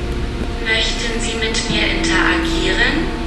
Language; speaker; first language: German; non-native, learner; French